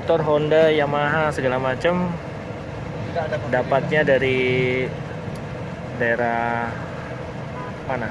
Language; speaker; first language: Indonesian; native; Indonesian